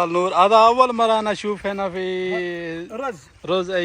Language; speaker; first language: Arabic; non-native, learner; Punjabi